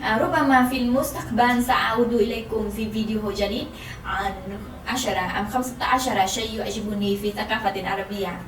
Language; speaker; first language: Arabic; non-native, fluent; Vietnamese